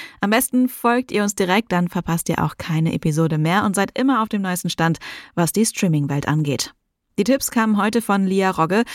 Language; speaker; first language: German; native; German